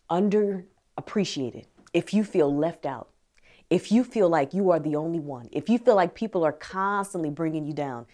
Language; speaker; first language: English; native; English